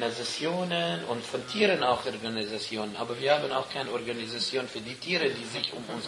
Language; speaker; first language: German; non-native, fluent; Arabic